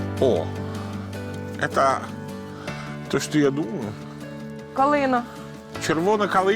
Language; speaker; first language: Ukrainian; non-native, learner; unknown